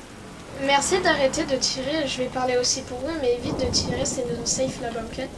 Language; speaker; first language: French; native; French